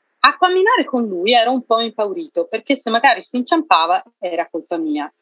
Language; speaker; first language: Italian; native; Italian